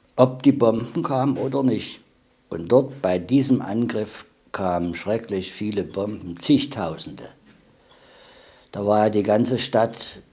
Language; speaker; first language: German; native; German